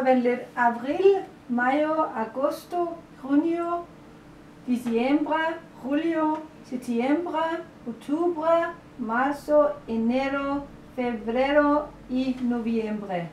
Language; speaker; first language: Spanish; non-native, learner; Danish